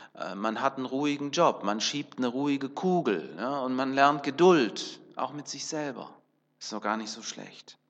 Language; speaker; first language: German; early bilingual, other home language; Russian